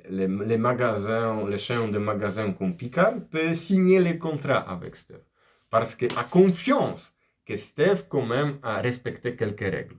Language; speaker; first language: French; non-native, fluent; Polish